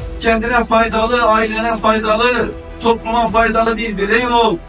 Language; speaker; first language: Turkish; native; Turkish